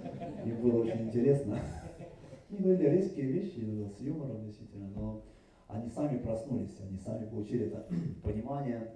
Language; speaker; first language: Russian; native; Russian